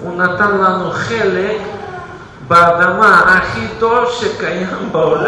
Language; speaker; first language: Hebrew; non-native, fluent; Russian